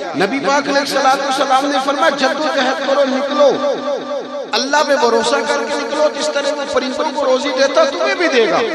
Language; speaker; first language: Urdu; non-native, local second language; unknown